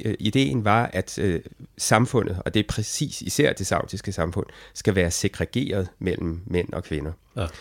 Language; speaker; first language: Danish; native; Danish